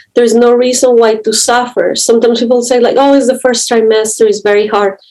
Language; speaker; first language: English; non-native, fluent; Spanish